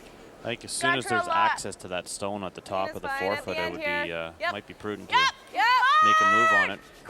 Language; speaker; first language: English; native; English